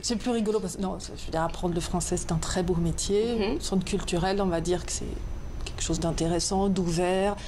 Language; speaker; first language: French; native; French